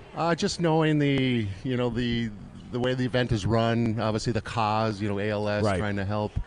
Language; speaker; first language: English; native; English